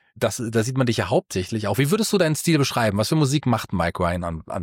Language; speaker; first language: German; native; German